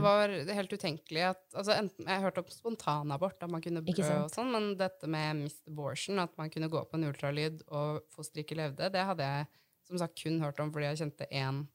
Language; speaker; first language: Norwegian; native; Norwegian